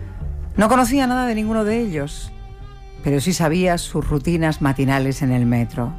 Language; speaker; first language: Spanish; native; Spanish